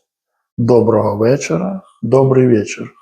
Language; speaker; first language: Russian; native; Russian